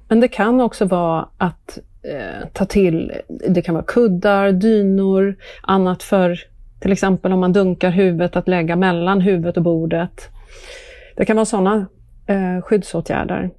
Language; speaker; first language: Swedish; native; Swedish